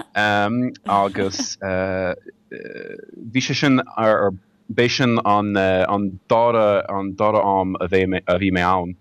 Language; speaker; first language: Irish; non-native, learner; English